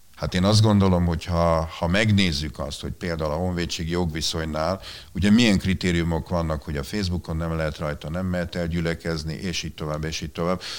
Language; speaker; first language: Hungarian; native; Hungarian